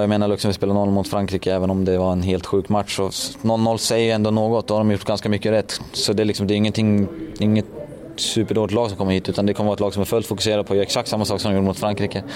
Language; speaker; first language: Swedish; native; Swedish